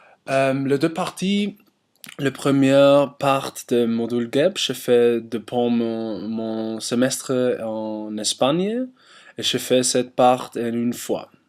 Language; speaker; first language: French; non-native, learner; German